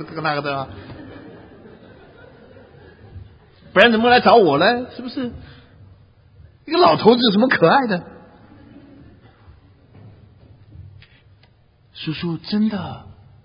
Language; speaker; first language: Chinese; native; Chinese